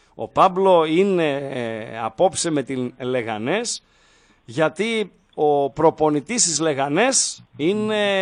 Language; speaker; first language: Greek; native; Greek